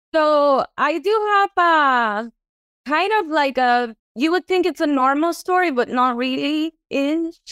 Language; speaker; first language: English; non-native, fluent; Spanish